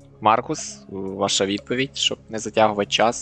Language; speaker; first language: Ukrainian; native; Ukrainian